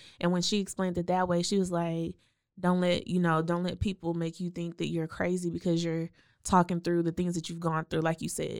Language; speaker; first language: English; native; English